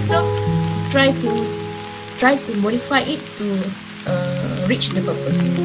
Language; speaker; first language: English; non-native, local second language; Malay